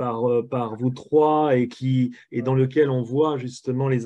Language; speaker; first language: French; native; French